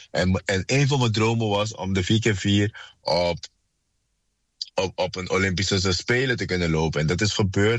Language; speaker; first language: Dutch; non-native, fluent; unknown